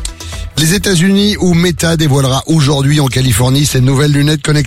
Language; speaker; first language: French; native; French